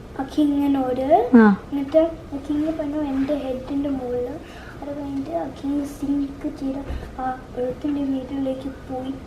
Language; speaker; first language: Malayalam; early bilingual, heritage; Malayalam